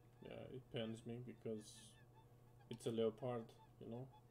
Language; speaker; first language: English; non-native, fluent; Romanian